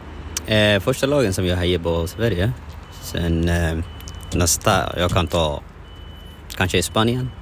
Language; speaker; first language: Swedish; non-native, learner; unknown